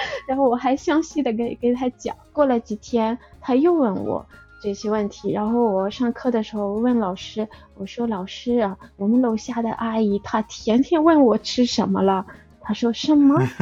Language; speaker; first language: Chinese; non-native, fluent; Russian